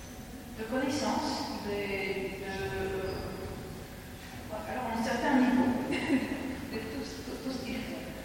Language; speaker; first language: French; non-native, fluent; Russian